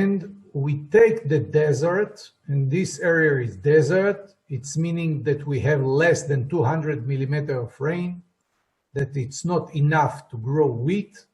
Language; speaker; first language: English; non-native, fluent; Hebrew